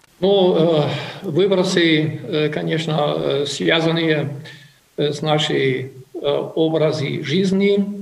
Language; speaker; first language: Russian; non-native, fluent; German